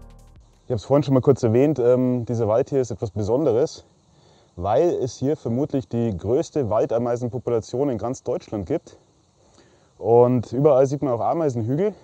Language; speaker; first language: German; native; German